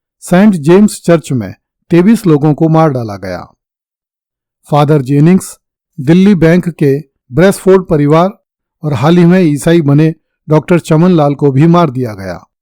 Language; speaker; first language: Hindi; native; Hindi